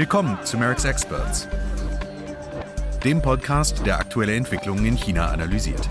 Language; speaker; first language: German; native; German